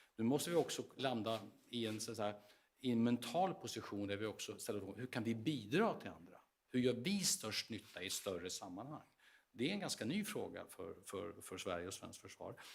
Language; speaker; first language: Swedish; native; Swedish